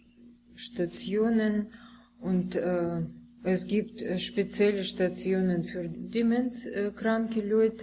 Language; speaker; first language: German; non-native, learner; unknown